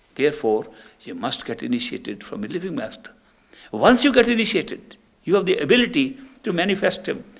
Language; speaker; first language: English; non-native, local second language; Punjabi